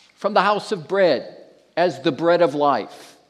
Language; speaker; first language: English; native; English